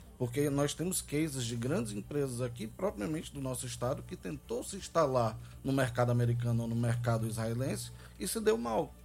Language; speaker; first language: Portuguese; native; Portuguese